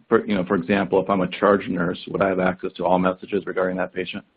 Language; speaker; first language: English; native; English